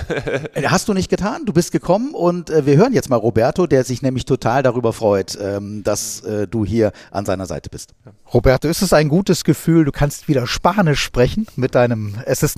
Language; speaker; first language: German; native; German